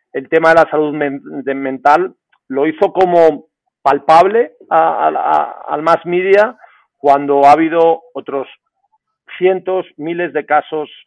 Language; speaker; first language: Spanish; native; Spanish